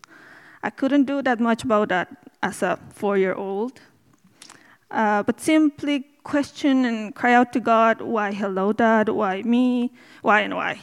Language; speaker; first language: English; non-native, fluent; Spanish